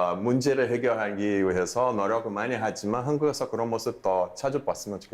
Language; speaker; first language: Korean; non-native, fluent; Portuguese